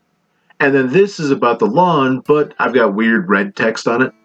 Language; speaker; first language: English; native; English